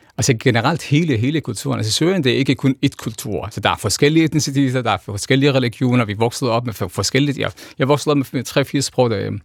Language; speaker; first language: Danish; non-native, fluent; Kurdish